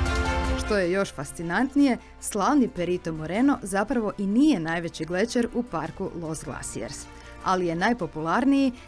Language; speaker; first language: Croatian; native; Croatian